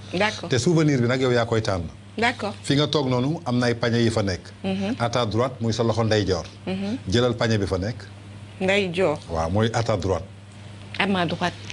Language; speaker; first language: Wolof; native; Wolof